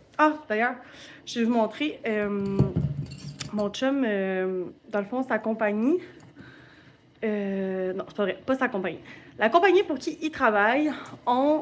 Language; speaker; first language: French; native; French